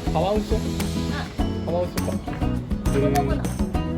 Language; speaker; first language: Japanese; native; Japanese